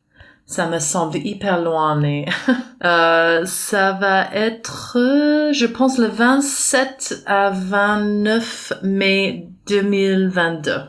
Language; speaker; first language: French; non-native, fluent; English